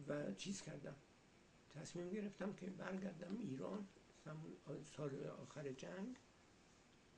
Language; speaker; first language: Persian; early bilingual, heritage; Persian